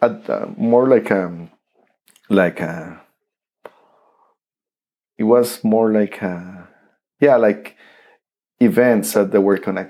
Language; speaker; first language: English; non-native, fluent; Spanish